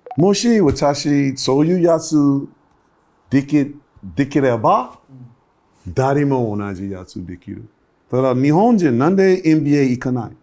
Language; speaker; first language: Japanese; non-native, learner; English